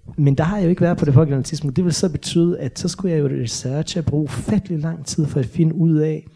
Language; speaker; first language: Danish; non-native, fluent; Bosnian